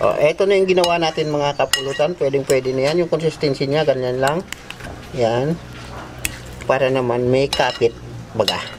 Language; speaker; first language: Filipino; non-native, local second language; Kinaray-a